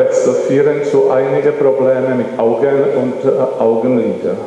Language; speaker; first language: German; non-native, learner; Czech